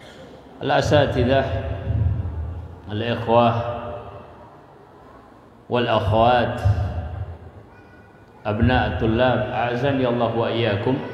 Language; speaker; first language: Arabic; non-native, fluent; Indonesian